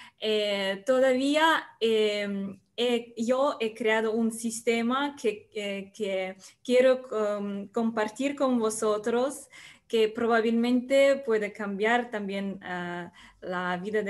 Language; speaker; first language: Spanish; non-native, learner; Russian